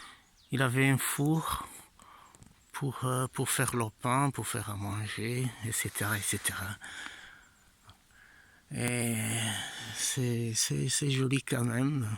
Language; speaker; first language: French; non-native, fluent; Italian